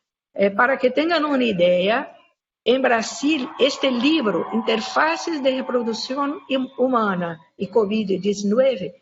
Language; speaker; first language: Spanish; non-native, fluent; Portuguese